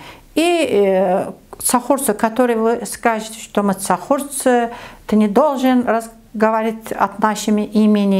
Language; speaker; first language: Russian; non-native, learner; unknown